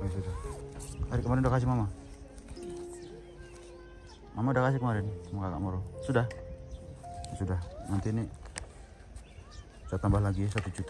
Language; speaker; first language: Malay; non-native, local second language; Javanese